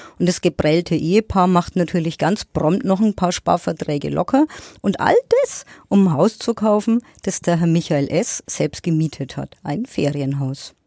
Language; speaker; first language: German; native; German